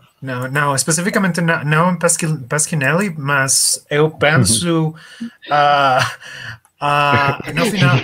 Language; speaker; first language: Portuguese; non-native, learner; Spanish